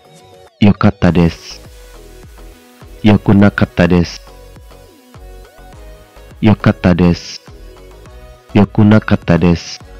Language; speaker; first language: Japanese; non-native, fluent; Indonesian